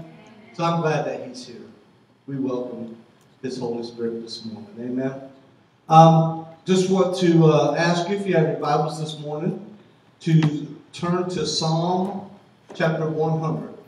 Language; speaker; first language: English; native; English